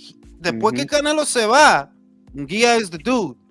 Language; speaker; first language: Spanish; early bilingual, heritage; Spanish